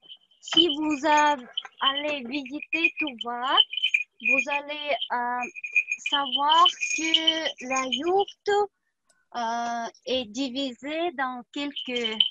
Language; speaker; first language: French; non-native, fluent; Tuvinian